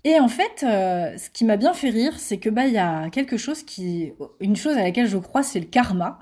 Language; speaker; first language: French; native; French